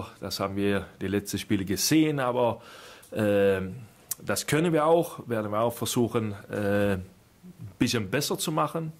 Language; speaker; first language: German; non-native, fluent; Swedish